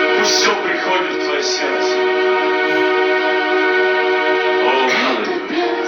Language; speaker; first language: Russian; native; Russian